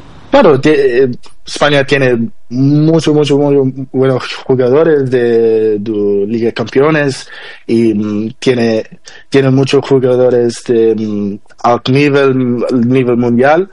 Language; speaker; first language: Spanish; non-native, learner; Portuguese